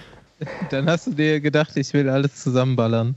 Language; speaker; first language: German; native; German